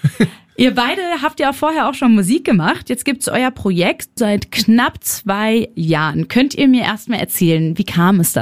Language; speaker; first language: German; native; German